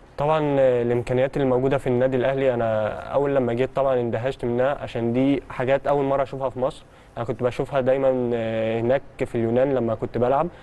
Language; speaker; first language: Egyptian Arabic; early bilingual, heritage; Arabic